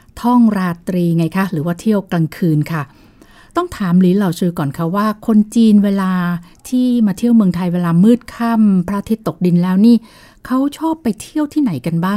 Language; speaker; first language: Thai; native; Thai